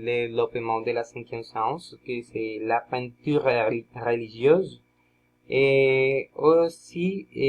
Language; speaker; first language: French; non-native, learner; Spanish